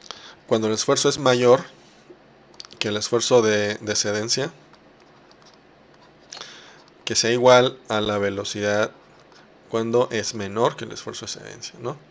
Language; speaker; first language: Spanish; native; Spanish